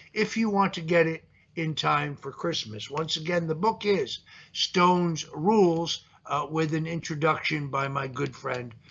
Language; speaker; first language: English; early bilingual, other home language; Italian